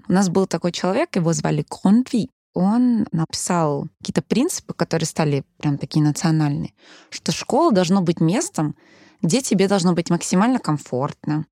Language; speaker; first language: Russian; early bilingual, heritage; Danish